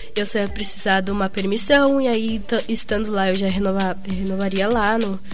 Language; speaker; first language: Portuguese; native; Portuguese